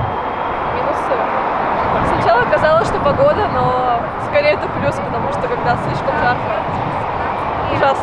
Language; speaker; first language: Russian; native; Russian